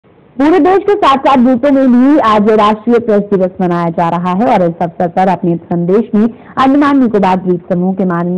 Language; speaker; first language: Hindi; native; Hindi